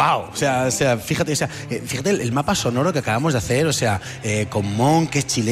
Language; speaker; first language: Spanish; native; Spanish